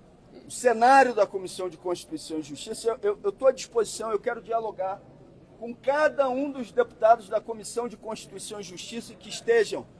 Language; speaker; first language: Portuguese; native; Portuguese